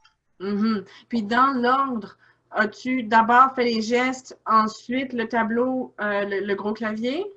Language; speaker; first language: French; native; French